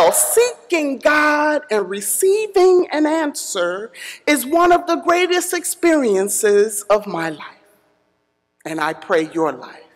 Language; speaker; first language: English; native; English